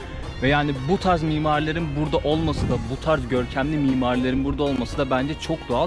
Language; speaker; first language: Turkish; native; Turkish